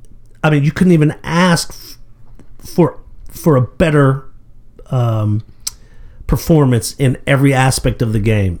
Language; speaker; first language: English; native; English